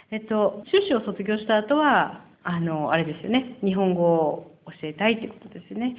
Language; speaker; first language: Japanese; native; Japanese